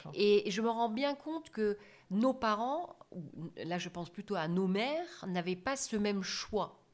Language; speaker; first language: French; non-native, fluent; German